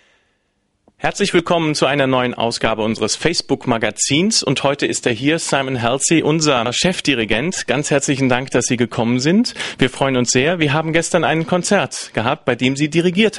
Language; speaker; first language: German; native; German